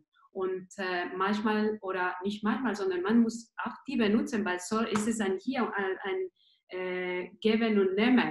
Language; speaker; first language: German; non-native, fluent; Spanish